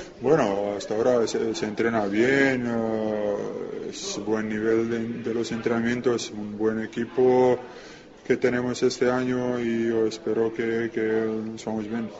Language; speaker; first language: Spanish; non-native, learner; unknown